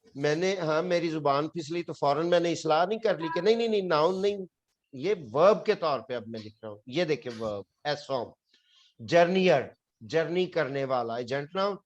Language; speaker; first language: Urdu; non-native, local second language; Punjabi